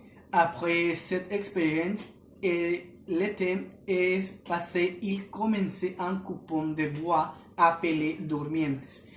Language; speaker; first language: French; non-native, learner; Spanish